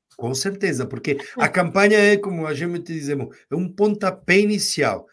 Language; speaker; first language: Portuguese; non-native, fluent; Spanish